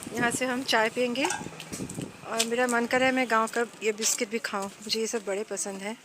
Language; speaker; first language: Hindi; non-native, local second language; Bangla